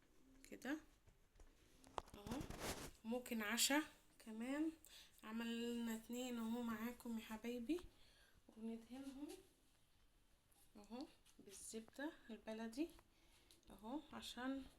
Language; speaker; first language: Arabic; native; Arabic